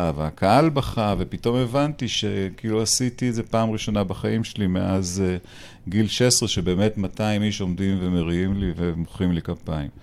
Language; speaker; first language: Hebrew; native; Hebrew